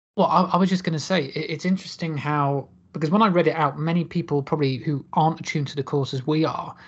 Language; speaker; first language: English; native; English